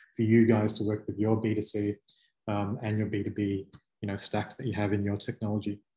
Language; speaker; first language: English; native; English